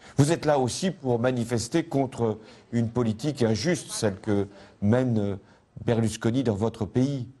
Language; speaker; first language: French; native; French